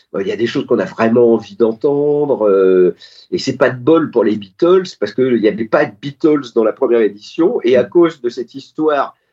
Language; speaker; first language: French; native; French